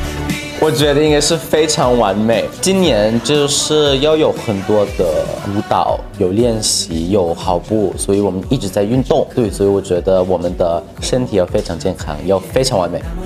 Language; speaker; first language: Chinese; early bilingual, heritage; English